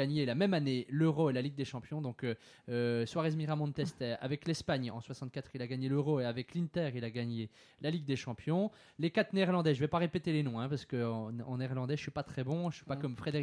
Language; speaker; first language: French; native; French